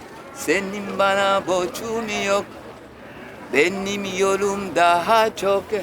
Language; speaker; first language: Turkish; non-native, learner; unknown